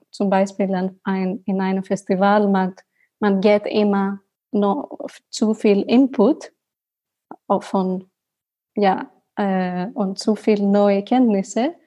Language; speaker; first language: German; non-native, learner; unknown